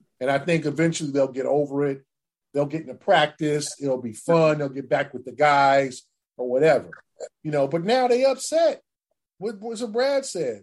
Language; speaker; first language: English; native; English